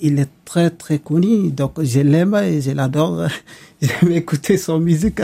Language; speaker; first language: French; non-native, local second language; Bambara